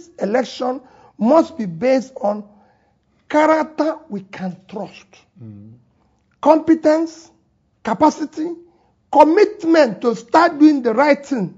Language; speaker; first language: English; non-native, local second language; Igbo